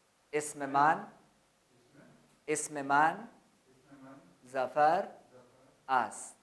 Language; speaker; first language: Persian; non-native, fluent; Urdu